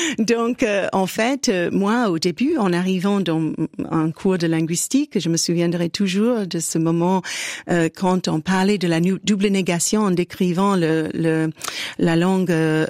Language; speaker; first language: French; native; French